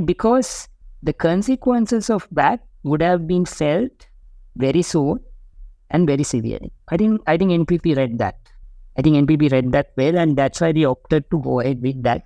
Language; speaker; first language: English; non-native, local second language; Sinhala